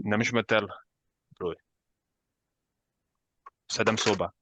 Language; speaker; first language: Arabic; non-native, fluent; Bosnian